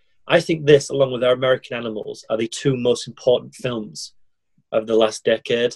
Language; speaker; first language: English; native; English